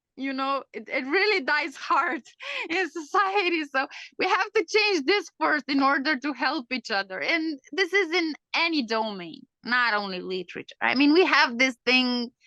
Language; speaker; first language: English; non-native, fluent; Romanian